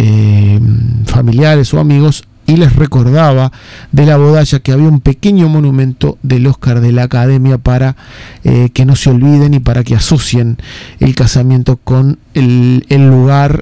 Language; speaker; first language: Spanish; native; Spanish